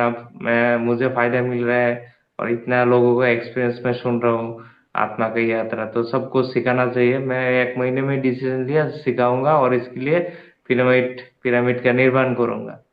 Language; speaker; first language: Hindi; non-native, local second language; Bangla